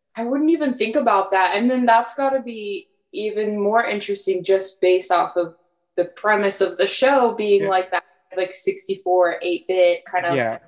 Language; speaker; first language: English; early bilingual, other home language; French